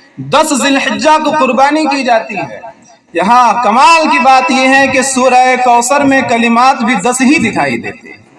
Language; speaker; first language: Urdu; native; Urdu